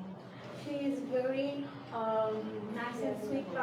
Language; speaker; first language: English; non-native, learner; Bangla